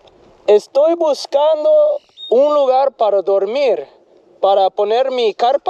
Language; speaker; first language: Spanish; non-native, fluent; English